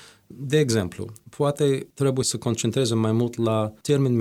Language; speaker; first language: Romanian; non-native, fluent; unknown